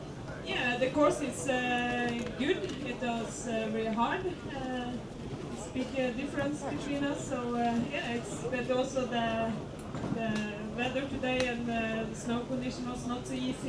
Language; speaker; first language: English; non-native, fluent; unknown